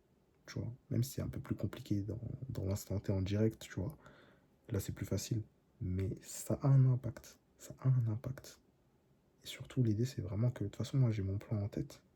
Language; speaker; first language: French; native; French